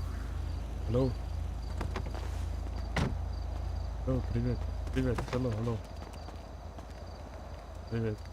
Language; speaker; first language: Russian; non-native, learner; Kara-Kalpak